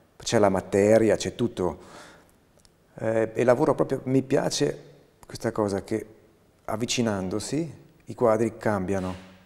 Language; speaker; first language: Italian; non-native, local second language; German